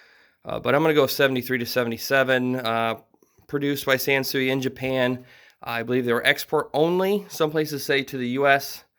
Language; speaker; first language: English; native; English